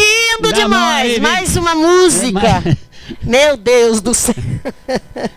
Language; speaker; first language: Portuguese; native; Portuguese